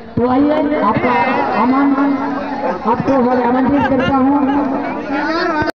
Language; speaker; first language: Hindi; native; Hindi